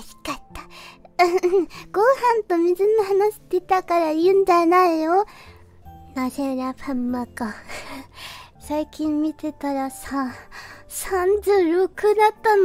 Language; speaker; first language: Japanese; non-native, fluent; Korean